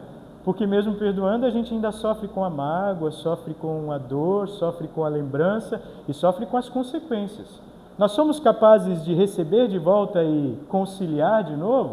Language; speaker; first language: Portuguese; native; Portuguese